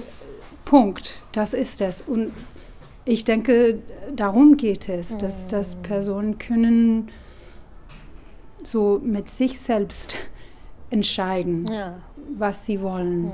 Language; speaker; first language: German; non-native, fluent; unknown